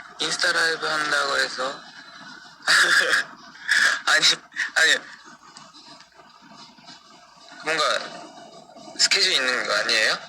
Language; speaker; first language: Korean; non-native, fluent; Japanese